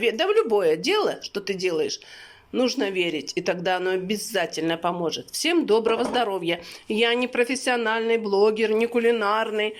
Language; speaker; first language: Russian; native; Russian